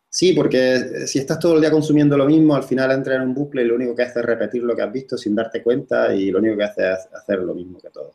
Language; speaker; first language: Spanish; native; Spanish